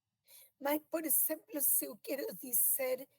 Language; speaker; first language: Portuguese; non-native, fluent; Spanish